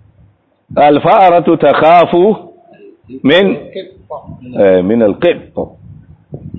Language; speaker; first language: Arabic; non-native, fluent; Hausa